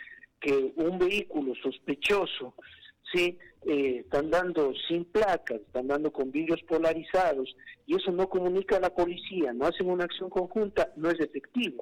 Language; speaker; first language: Spanish; native; Spanish